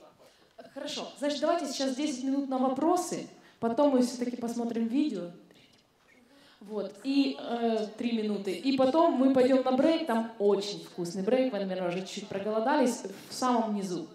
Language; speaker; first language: Russian; native; Russian